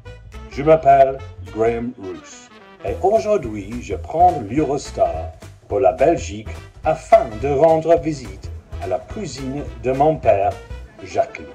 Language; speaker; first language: French; non-native, learner; English